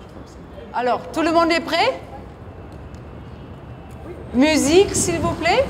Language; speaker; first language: French; non-native, learner; German